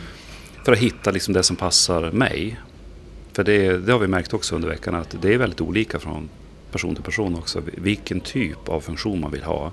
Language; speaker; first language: Swedish; native; Swedish